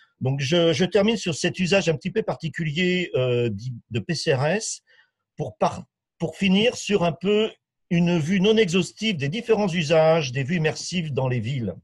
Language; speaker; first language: French; native; French